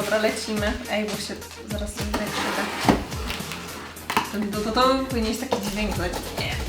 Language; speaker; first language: Polish; native; Polish